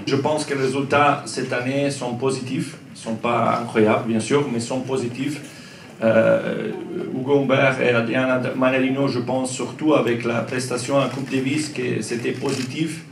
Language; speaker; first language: French; non-native, learner; Croatian